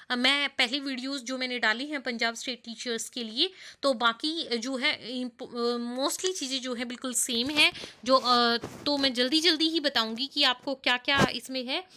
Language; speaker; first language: Hindi; non-native, local second language; Punjabi